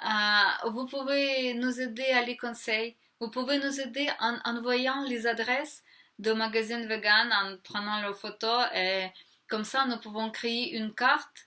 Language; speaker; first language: French; non-native, fluent; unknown